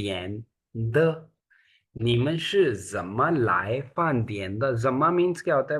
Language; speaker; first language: Chinese; non-native, fluent; Urdu